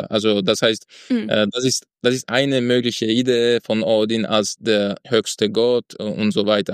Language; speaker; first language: German; non-native, fluent; Italian